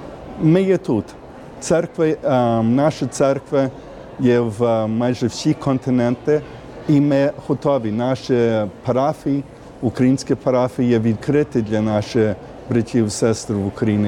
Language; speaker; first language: Ukrainian; early bilingual, heritage; Ukrainian